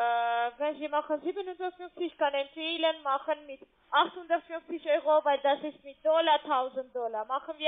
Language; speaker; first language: German; non-native, learner; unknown